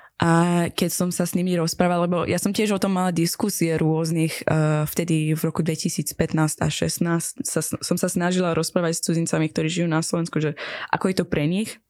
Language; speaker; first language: Slovak; non-native, fluent; Persian